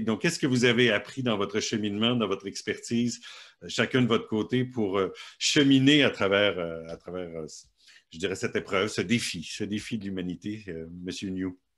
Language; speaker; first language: French; native; French